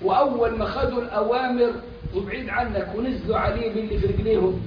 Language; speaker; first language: Arabic; native; Arabic